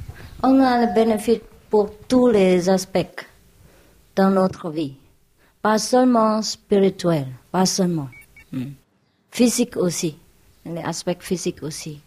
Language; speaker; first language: French; non-native, learner; Vietnamese